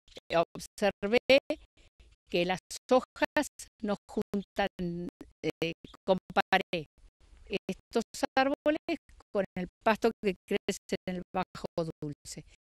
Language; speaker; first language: Spanish; native; Spanish